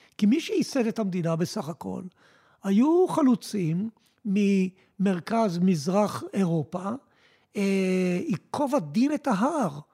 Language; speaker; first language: Hebrew; early bilingual, other home language; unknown